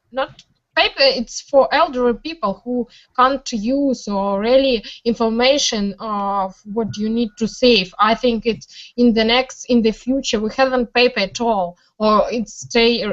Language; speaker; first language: English; non-native, learner; Russian